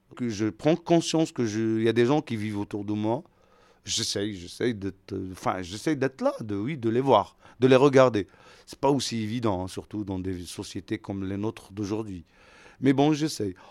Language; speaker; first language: French; non-native, local second language; Arabic